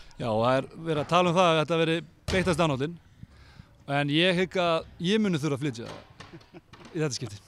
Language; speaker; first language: Icelandic; native; Icelandic